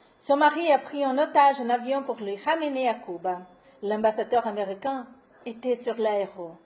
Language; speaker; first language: French; non-native, fluent; Portuguese